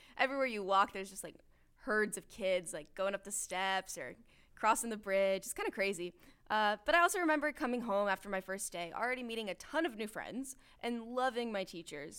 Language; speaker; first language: English; native; English